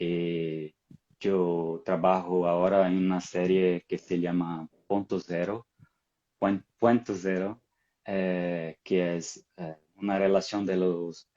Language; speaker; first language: Spanish; non-native, fluent; Portuguese